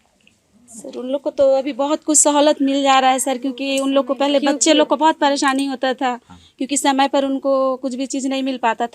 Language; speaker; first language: Hindi; non-native, local second language; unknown